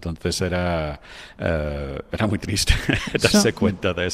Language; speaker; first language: Spanish; non-native, fluent; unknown